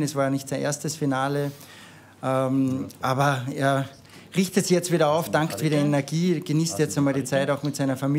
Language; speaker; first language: German; native; German